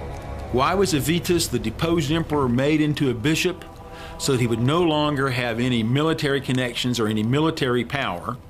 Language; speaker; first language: English; native; English